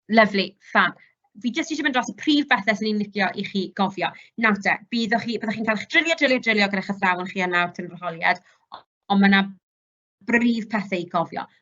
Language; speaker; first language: Welsh; native; Welsh